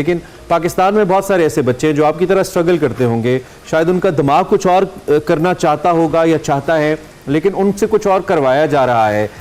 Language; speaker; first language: Urdu; native; Urdu